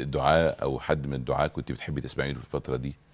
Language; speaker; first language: Arabic; native; Arabic